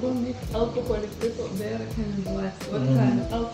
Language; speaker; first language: English; non-native, learner; Russian